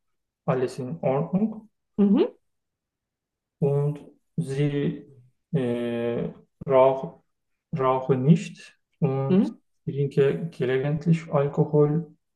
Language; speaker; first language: German; non-native, learner; Turkish